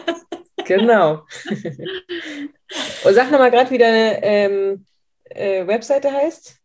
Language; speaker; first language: German; native; German